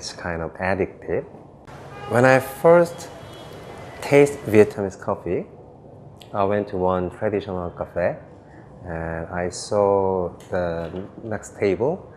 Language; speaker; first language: English; non-native, fluent; Korean